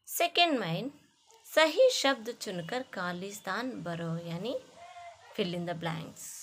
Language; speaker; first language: Hindi; non-native, local second language; Kannada